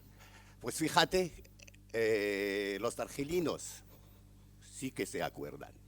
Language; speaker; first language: Spanish; non-native, fluent; Arabic